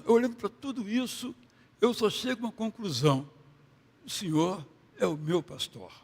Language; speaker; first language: Portuguese; native; Portuguese